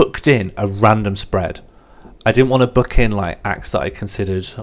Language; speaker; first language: English; native; English